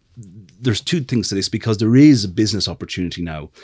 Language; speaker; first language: English; native; English